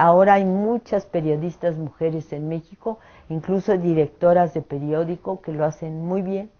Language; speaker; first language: Spanish; early bilingual, other home language; French